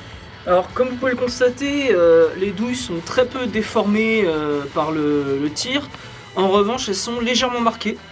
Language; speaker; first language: French; native; French